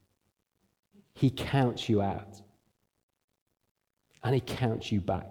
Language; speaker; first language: English; native; English